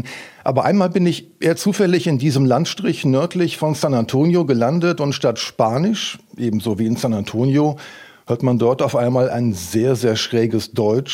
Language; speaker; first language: German; native; German